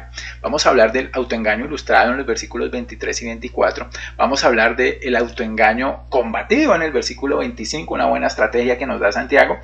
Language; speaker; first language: Spanish; native; Spanish